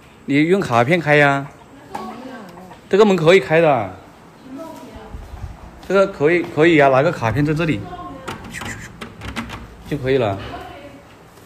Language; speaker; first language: Chinese; native; Chinese